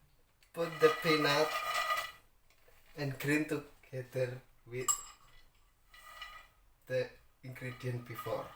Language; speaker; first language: English; non-native, learner; Indonesian